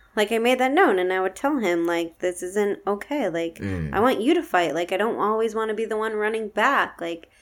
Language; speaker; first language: English; native; English